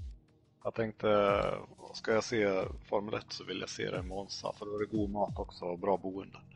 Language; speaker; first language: Swedish; native; Swedish